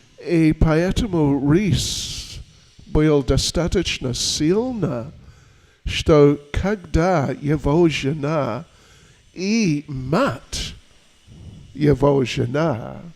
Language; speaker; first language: Russian; non-native, learner; English